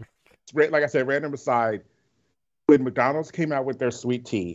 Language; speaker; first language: English; native; English